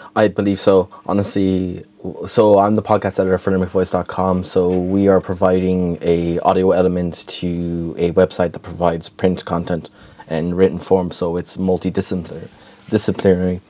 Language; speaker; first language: English; native; English